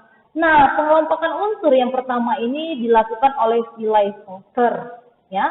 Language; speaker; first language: Indonesian; native; Indonesian